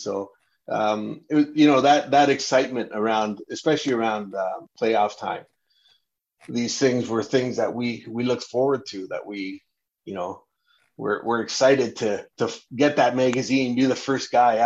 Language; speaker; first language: English; native; English